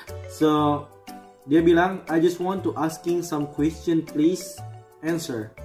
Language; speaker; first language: English; non-native, fluent; Indonesian